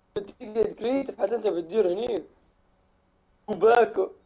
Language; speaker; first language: Arabic; native; Arabic